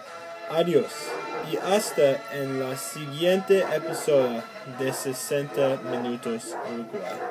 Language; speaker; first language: Spanish; non-native, learner; English